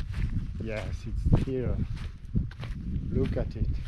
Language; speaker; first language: English; non-native, learner; French